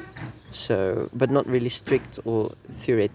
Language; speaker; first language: English; non-native, local second language; Afrikaans